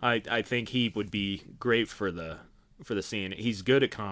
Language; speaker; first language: English; native; English